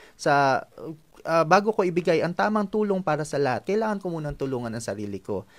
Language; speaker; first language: Filipino; non-native, local second language; Hiligaynon